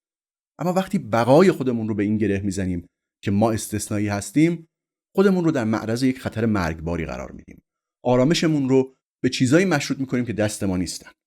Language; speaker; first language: Persian; native; Persian